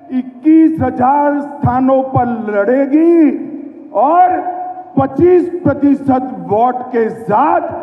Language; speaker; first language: Hindi; non-native, local second language; Gujarati